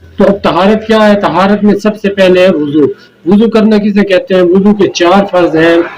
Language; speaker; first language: Urdu; native; Urdu